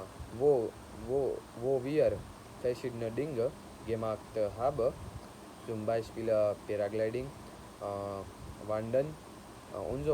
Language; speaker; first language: German; non-native, learner; Gujarati